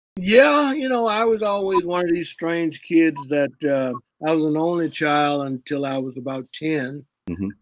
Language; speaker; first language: English; native; English